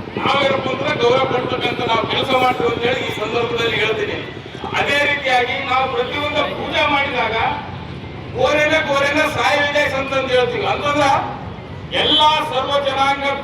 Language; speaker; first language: Kannada; non-native, local second language; Lambadi